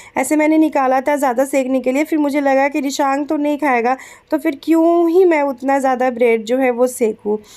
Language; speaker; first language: Hindi; native; Hindi